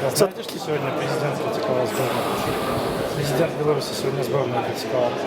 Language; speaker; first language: Russian; native; Russian